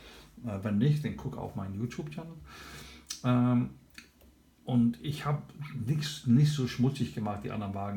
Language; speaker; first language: German; non-native, learner; English